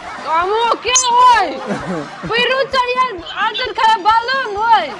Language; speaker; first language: Indonesian; non-native, learner; Russian